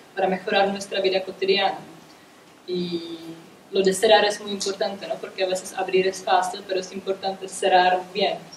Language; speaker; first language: Spanish; non-native, fluent; Czech